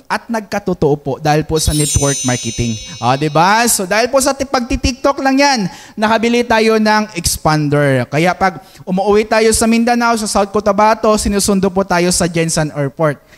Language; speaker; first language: Filipino; non-native, local second language; Hiligaynon